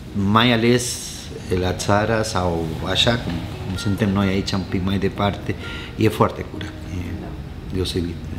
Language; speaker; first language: Romanian; non-native, fluent; Spanish